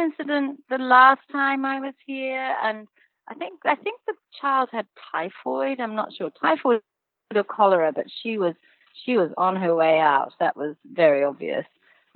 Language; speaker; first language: English; native; English